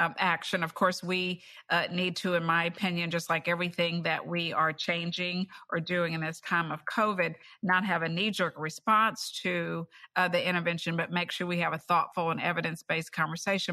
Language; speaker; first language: English; native; English